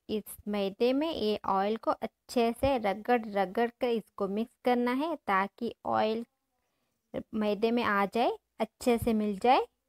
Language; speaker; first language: Hindi; non-native, local second language; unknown